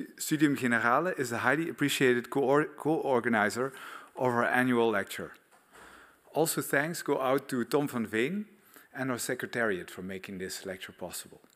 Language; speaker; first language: English; non-native, fluent; Dutch